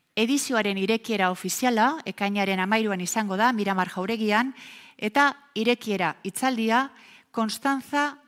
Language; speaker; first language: Basque; native; Basque